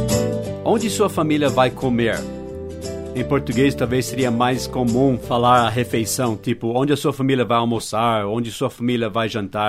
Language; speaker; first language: Portuguese; non-native, fluent; English